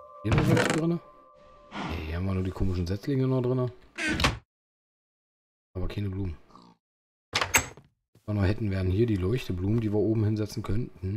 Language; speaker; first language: German; native; German